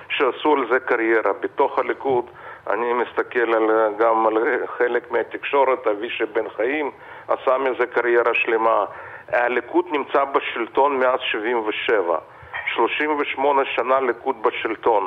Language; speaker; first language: Hebrew; non-native, fluent; Russian